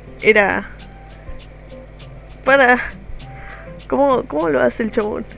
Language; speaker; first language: Spanish; native; Spanish